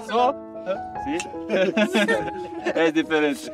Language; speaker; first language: Spanish; non-native, learner; Serbian